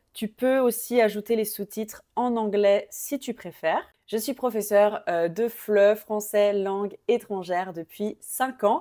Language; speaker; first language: French; native; French